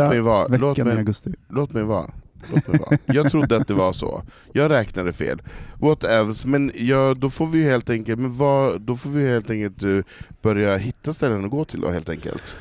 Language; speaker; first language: Swedish; native; Swedish